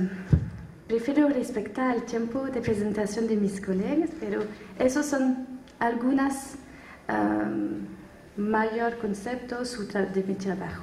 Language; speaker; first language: Spanish; non-native, fluent; French